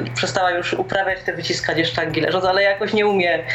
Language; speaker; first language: Polish; native; Polish